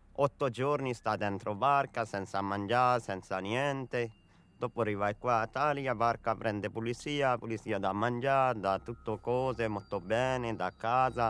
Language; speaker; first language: Italian; non-native, learner; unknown